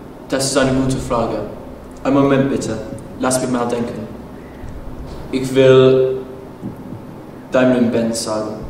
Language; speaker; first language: German; non-native, learner; English